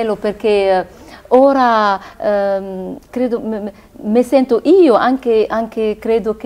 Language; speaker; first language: Italian; non-native, learner; Arabic